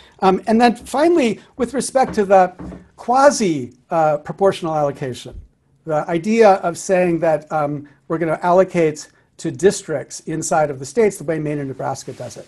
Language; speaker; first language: English; native; English